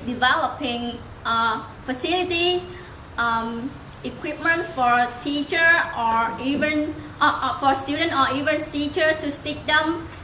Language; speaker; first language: English; non-native, learner; Vietnamese